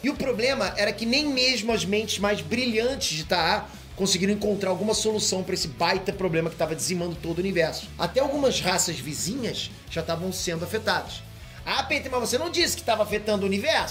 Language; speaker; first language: Portuguese; native; Portuguese